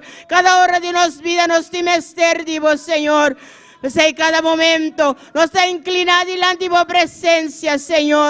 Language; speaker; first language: Spanish; non-native, learner; Papiamento